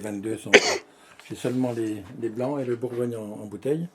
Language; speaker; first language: French; native; French